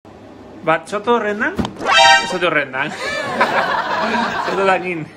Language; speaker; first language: Indonesian; non-native, learner; Spanish